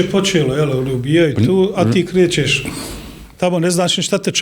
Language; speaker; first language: Bosnian; native; Bosnian